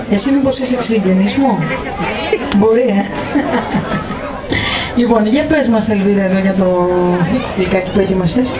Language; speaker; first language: Greek; native; Greek